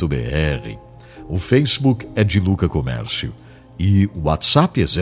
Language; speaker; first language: Portuguese; native; Portuguese